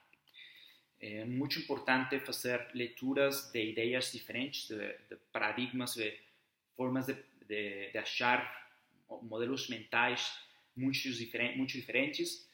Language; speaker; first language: Portuguese; non-native, fluent; Spanish